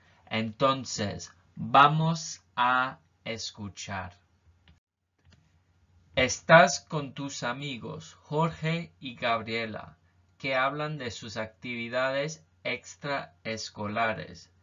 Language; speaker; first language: Spanish; non-native, fluent; English